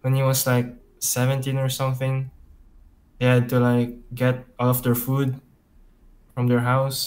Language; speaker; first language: English; non-native, local second language; Chinese